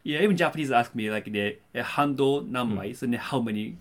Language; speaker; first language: English; non-native, fluent; Japanese